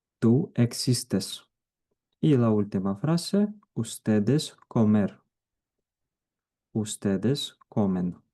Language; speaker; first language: Spanish; non-native, fluent; Ukrainian